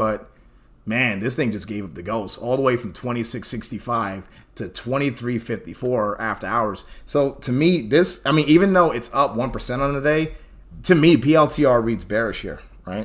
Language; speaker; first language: English; native; English